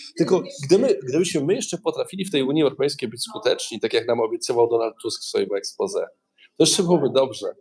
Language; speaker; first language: Polish; native; Polish